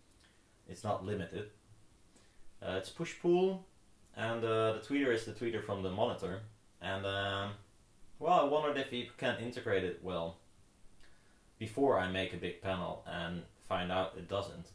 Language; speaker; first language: English; non-native, fluent; Dutch